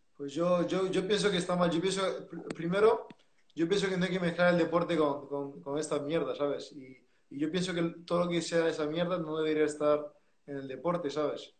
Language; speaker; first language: Spanish; early bilingual, other home language; French